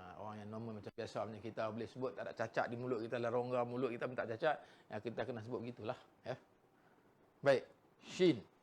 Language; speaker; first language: Malay; native; Malay